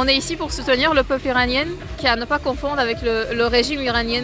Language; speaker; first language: French; early bilingual, other home language; Persian